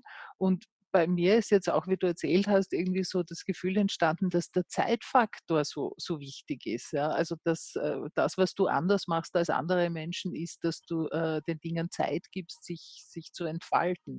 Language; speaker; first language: German; native; German